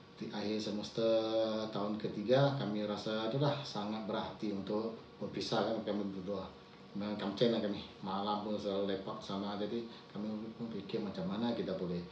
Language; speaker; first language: Malay; non-native, local second language; Chinese